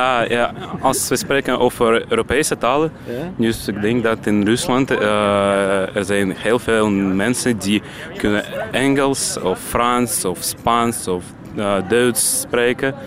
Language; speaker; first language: Dutch; non-native, learner; Russian